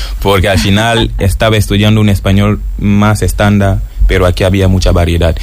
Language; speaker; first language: Spanish; non-native, fluent; French